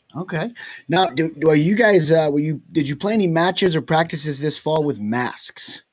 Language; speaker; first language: English; native; English